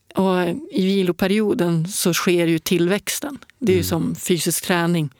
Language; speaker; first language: Swedish; native; Swedish